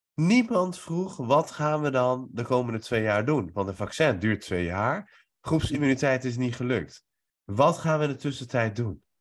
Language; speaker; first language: Dutch; early bilingual, other home language; Persian